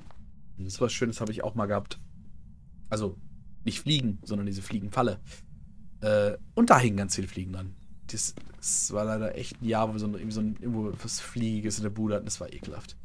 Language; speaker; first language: German; native; German